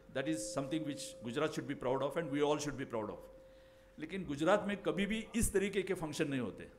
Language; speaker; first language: Hindi; non-native, local second language; Marathi